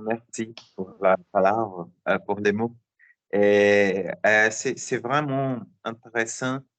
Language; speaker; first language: French; non-native, learner; Portuguese